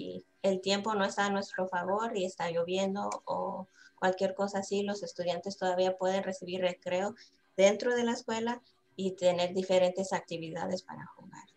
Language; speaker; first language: Spanish; early bilingual, heritage; Spanish